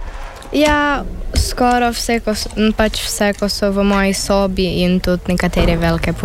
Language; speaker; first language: Slovenian; early bilingual, heritage; Czech